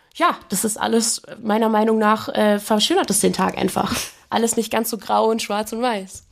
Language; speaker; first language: German; native; German